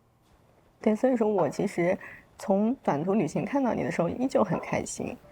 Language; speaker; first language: Chinese; native; Chinese